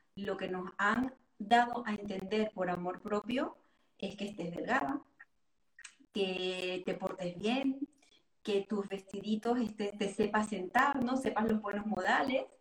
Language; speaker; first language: Spanish; native; Spanish